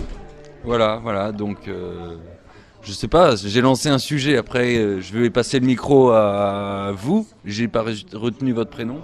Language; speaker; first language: French; native; French